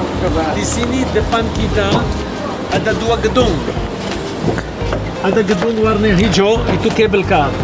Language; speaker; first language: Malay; non-native, fluent; Hebrew